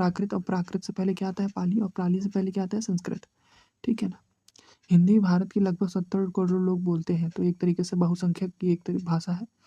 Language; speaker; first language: Hindi; native; Hindi